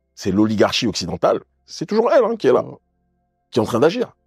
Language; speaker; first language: French; native; French